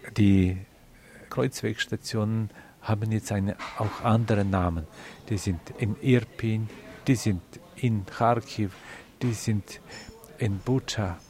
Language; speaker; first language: German; non-native, fluent; Ukrainian